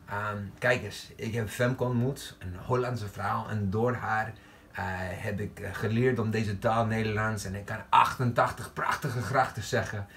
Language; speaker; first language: Dutch; non-native, fluent; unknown